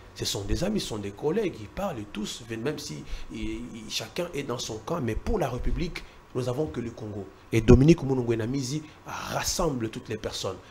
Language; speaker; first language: French; non-native, local second language; Luba-Lulua